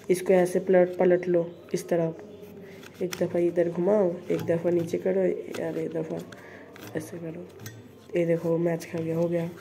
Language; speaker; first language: Hindi; non-native, local second language; Bangla